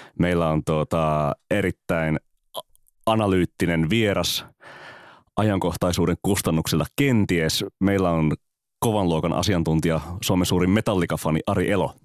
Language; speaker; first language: Finnish; native; Finnish